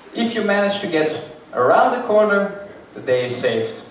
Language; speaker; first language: English; non-native, fluent; Dutch